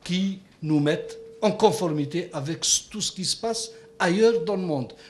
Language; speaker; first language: French; non-native, local second language; Arabic